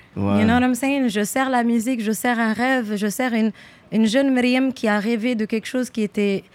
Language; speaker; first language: French; non-native, local second language; Arabic